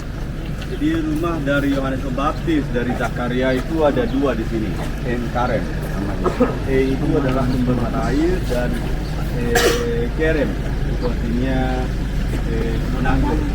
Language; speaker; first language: Indonesian; non-native, fluent; Arabic